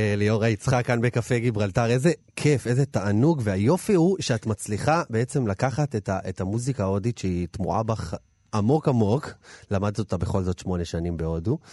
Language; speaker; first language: Hebrew; native; Hebrew